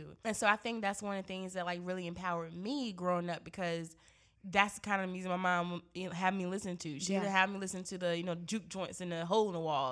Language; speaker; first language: English; native; English